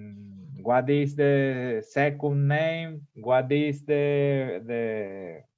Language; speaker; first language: English; non-native, learner; Spanish